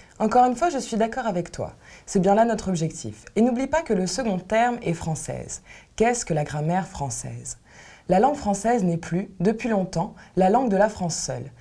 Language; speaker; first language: French; native; French